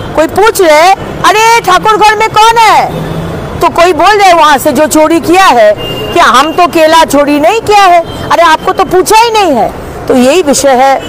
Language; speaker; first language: Hindi; non-native, local second language; Bangla